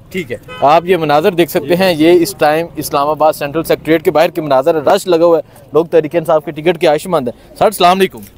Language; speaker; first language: Urdu; non-native, local second language; Punjabi